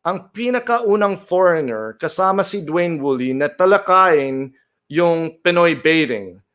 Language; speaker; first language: Filipino; non-native, fluent; English